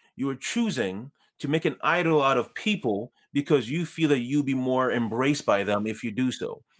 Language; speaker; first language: English; early bilingual, other home language; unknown